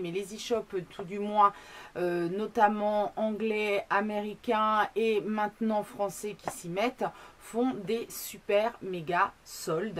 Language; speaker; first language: French; native; French